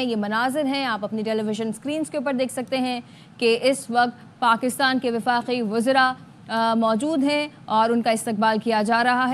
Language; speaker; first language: Urdu; native; Urdu